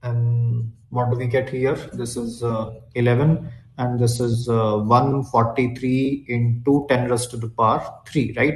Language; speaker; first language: English; non-native, local second language; Hindi